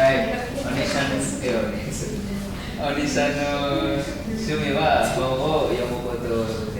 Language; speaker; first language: Japanese; non-native, learner; Indonesian